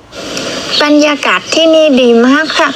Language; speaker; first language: Thai; non-native, learner; Vietnamese